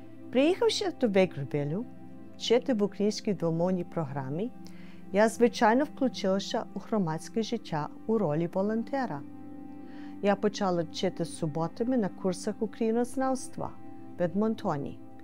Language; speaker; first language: Ukrainian; early bilingual, heritage; Ukrainian